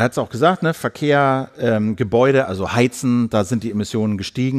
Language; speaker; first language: German; native; German